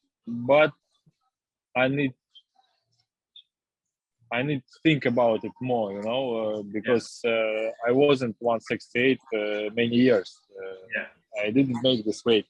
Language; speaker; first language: English; non-native, learner; Russian